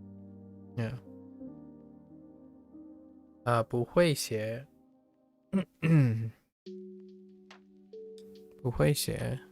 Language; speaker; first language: Chinese; non-native, learner; English